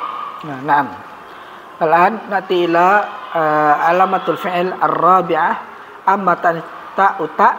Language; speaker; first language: Arabic; non-native, fluent; Indonesian